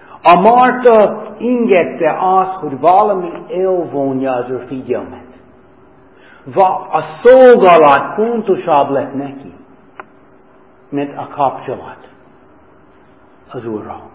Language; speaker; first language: Hungarian; non-native, learner; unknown